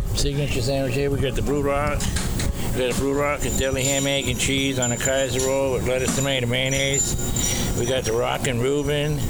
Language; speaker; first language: English; native; English